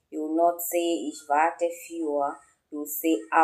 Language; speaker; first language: German; non-native, learner; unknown